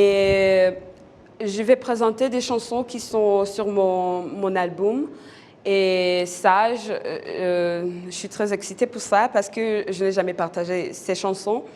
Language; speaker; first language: French; non-native, local second language; Kinyarwanda